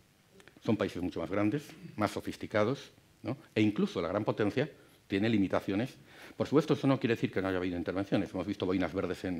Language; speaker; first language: Spanish; native; Spanish